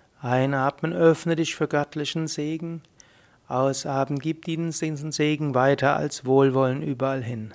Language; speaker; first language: German; native; German